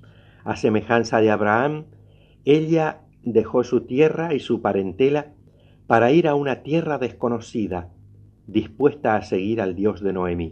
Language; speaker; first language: Spanish; native; Spanish